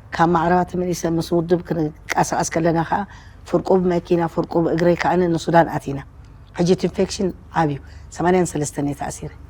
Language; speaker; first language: Tigrinya; native; Tigrinya